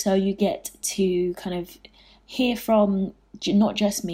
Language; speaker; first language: English; native; English